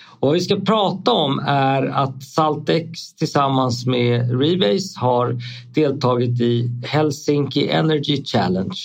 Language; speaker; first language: Swedish; native; Swedish